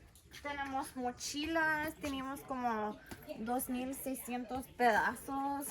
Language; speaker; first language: Spanish; early bilingual, heritage; Spanish